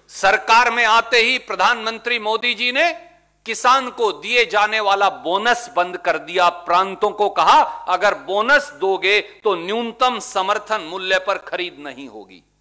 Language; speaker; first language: Hindi; native; Hindi